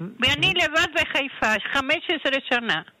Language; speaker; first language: Hebrew; non-native, fluent; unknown